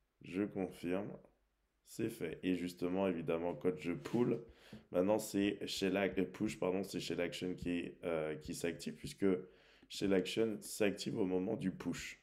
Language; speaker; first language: French; native; French